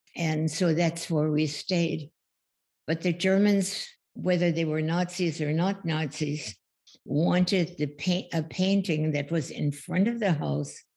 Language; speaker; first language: English; early bilingual, other home language; German